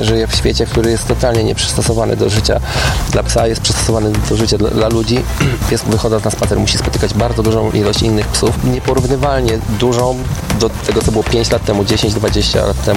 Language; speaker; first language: Polish; native; Polish